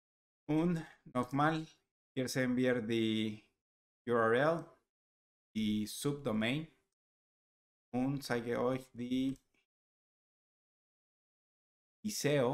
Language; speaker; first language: German; non-native, learner; Spanish